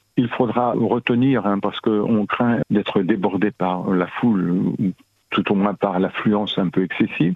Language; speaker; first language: French; native; French